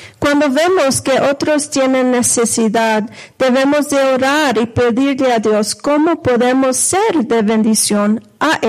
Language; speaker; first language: Spanish; non-native, fluent; English